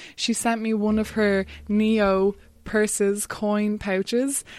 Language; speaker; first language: English; native; English